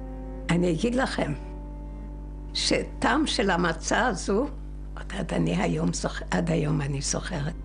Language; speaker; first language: Hebrew; non-native, fluent; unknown